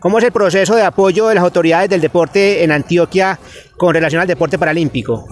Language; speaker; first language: Spanish; native; Spanish